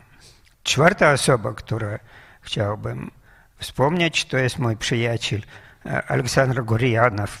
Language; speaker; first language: Polish; non-native, fluent; Russian